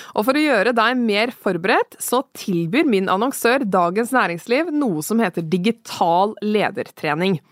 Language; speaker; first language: Norwegian; native; Norwegian